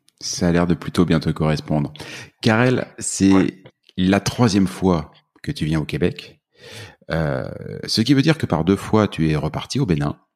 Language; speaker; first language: French; native; French